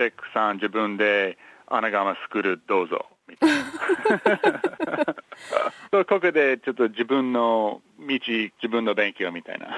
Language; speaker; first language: Japanese; non-native, learner; English